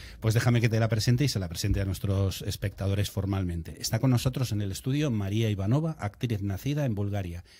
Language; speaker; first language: Spanish; native; Spanish